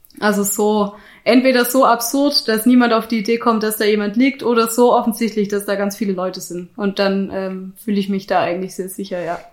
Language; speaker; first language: German; native; German